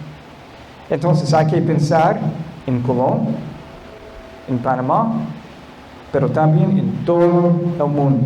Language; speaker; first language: Spanish; non-native, fluent; English